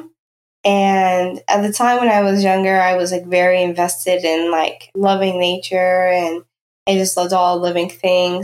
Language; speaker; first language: English; native; English